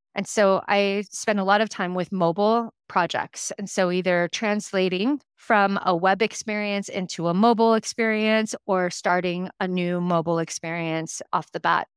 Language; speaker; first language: English; native; English